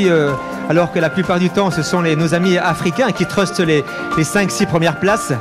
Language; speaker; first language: French; native; French